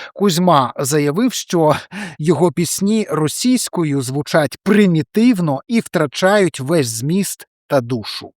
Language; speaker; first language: Ukrainian; native; Ukrainian